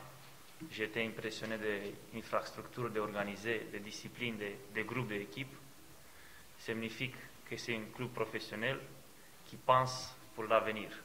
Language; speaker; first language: French; non-native, fluent; Romanian